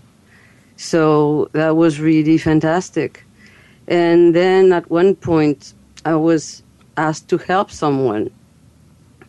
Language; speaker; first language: English; non-native, fluent; French